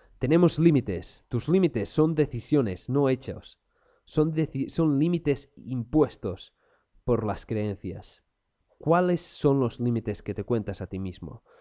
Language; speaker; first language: Spanish; non-native, local second language; Catalan